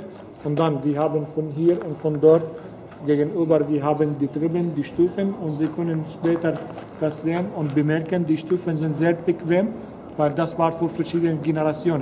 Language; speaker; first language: German; non-native, fluent; Arabic